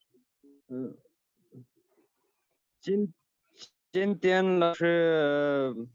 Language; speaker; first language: Chinese; non-native, learner; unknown